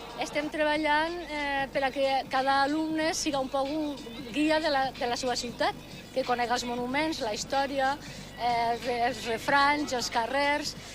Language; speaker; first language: Catalan; native; Catalan